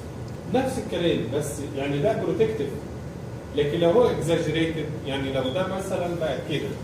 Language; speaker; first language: Arabic; native; Arabic